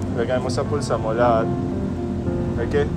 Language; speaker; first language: Filipino; non-native, learner; Arabic